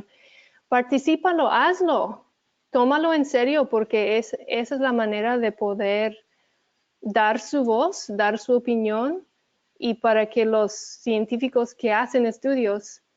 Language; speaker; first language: Spanish; early bilingual, heritage; Spanish